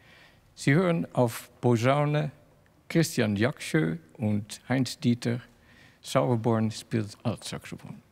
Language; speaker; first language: German; non-native, fluent; Dutch